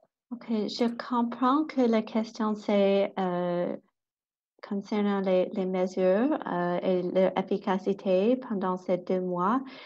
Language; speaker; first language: French; non-native, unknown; English